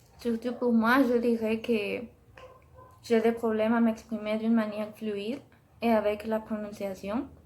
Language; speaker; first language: French; non-native, learner; Spanish